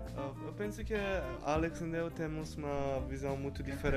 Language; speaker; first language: Portuguese; non-native, learner; Italian